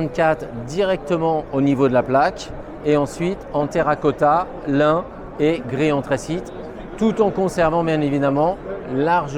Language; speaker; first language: French; native; French